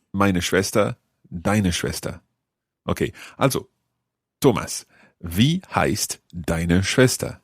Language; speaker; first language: German; non-native, learner; English